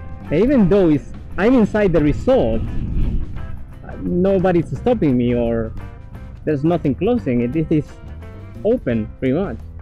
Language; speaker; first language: English; non-native, fluent; Spanish